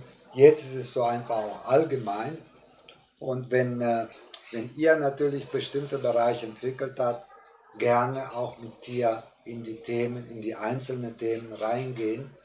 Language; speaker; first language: German; non-native, fluent; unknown